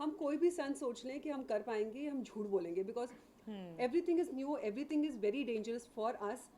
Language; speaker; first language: Hindi; native; Hindi